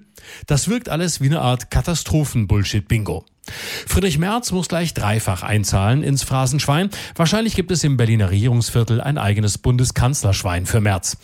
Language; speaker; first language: German; native; German